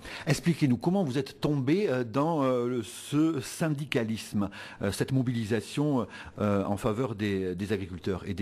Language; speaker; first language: French; native; French